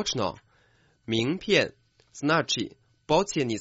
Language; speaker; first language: Croatian; non-native, fluent; Chinese